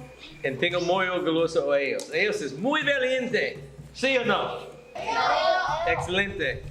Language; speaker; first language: Spanish; non-native, learner; English